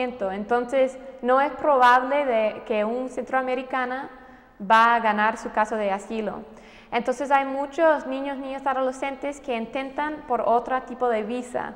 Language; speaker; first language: Spanish; non-native, fluent; English